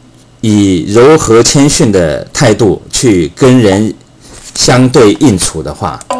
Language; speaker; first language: Chinese; native; Chinese